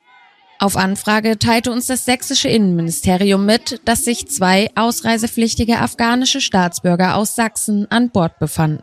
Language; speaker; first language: German; native; German